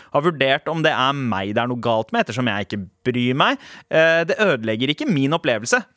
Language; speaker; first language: Norwegian; early bilingual, other home language; Punjabi